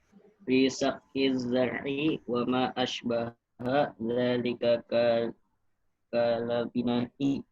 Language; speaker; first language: Arabic; non-native, learner; Indonesian